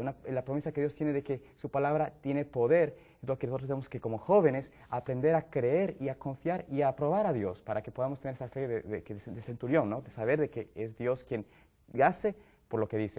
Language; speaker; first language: Spanish; native; Spanish